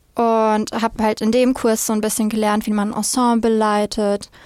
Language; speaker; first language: German; native; German